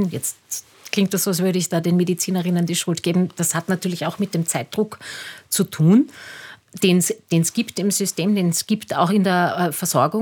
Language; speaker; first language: German; native; German